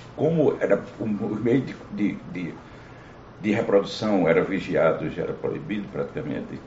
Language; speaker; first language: Portuguese; native; Portuguese